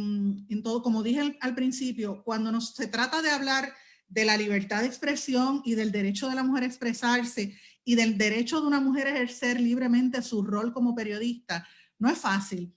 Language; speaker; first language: Spanish; native; Spanish